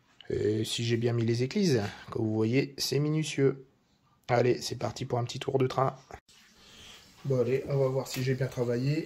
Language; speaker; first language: French; native; French